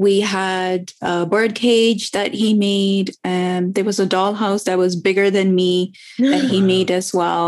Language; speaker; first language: English; non-native, local second language; Urdu